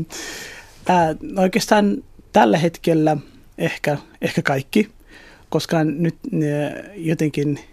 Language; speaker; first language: Finnish; early bilingual, other home language; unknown